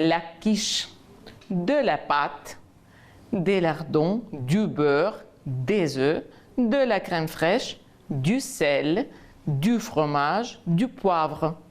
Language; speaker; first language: French; non-native, fluent; Ukrainian